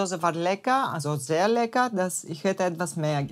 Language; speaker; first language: German; non-native, fluent; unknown